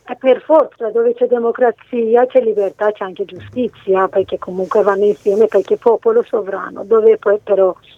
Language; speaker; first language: Italian; non-native, fluent; Persian